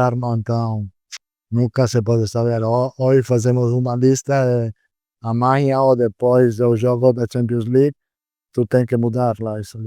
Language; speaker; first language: Portuguese; non-native, learner; Italian